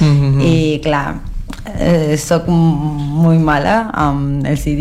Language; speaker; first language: Catalan; non-native, learner; Spanish